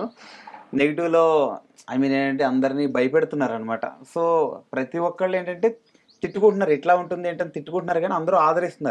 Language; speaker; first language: Telugu; native; Telugu